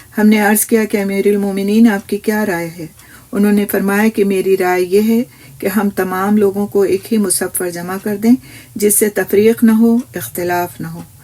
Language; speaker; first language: Urdu; native; Urdu